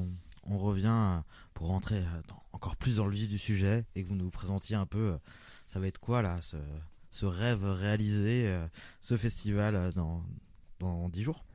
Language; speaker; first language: French; native; French